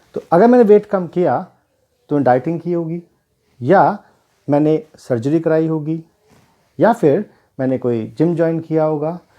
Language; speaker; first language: Hindi; native; Hindi